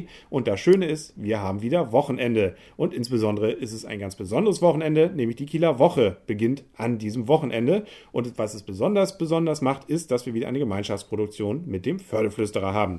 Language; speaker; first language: German; native; German